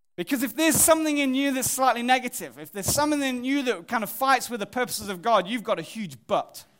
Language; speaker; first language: English; native; English